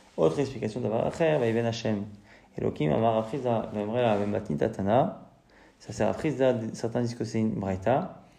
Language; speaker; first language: French; native; French